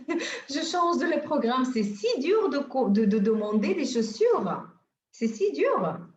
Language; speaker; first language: French; non-native, fluent; Bulgarian